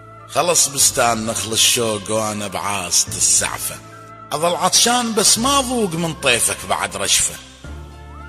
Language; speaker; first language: Arabic; native; Arabic